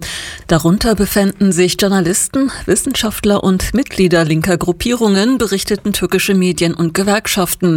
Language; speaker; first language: German; native; German